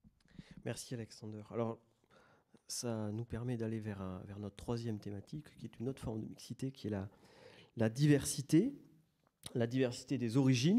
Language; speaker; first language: French; native; French